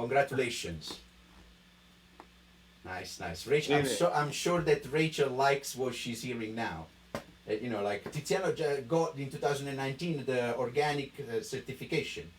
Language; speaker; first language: English; non-native, fluent; Italian